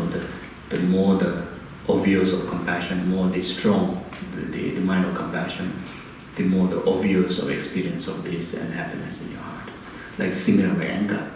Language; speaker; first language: English; non-native, fluent; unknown